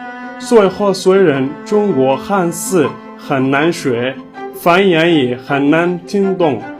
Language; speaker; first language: Chinese; non-native, learner; Somali